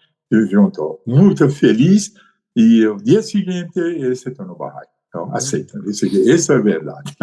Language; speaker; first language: Portuguese; non-native, learner; Persian